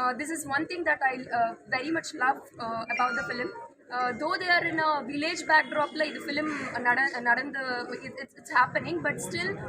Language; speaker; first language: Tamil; non-native, learner; Telugu